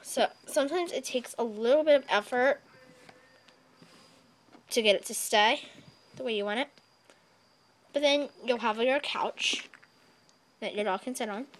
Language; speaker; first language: English; native; English